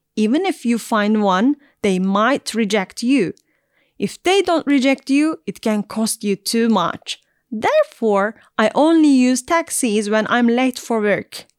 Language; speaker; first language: English; non-native, fluent; Turkish